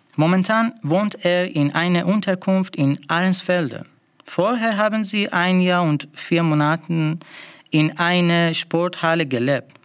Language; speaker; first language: German; non-native, learner; Persian